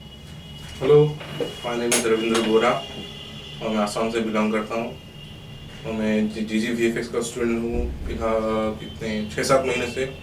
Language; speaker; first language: Hindi; non-native, local second language; Assamese